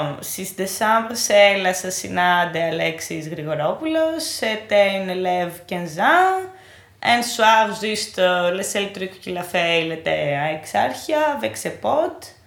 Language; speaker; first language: French; non-native, fluent; Greek